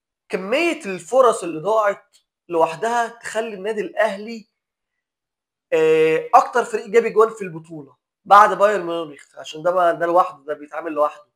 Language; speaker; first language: Arabic; native; Arabic